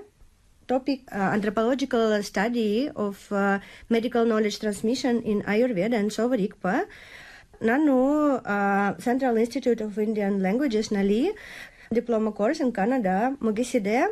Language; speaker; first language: Kannada; non-native, learner; Russian